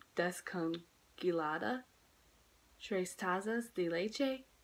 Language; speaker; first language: Spanish; non-native, learner; English